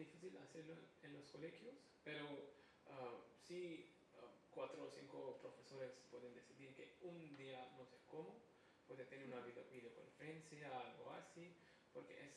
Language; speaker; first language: Spanish; non-native, fluent; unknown